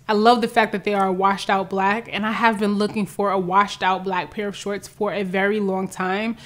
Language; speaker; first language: English; native; English